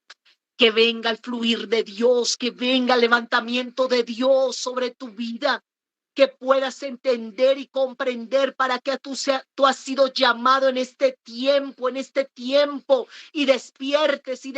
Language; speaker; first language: Spanish; native; Spanish